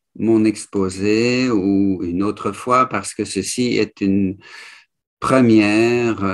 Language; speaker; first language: French; native; French